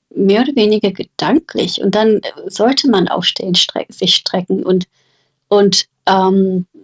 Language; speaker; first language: German; non-native, fluent; English